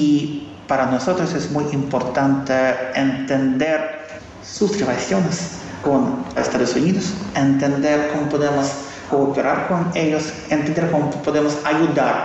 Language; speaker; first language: Spanish; non-native, fluent; Russian